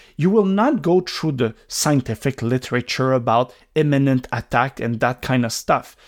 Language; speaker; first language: English; non-native, local second language; French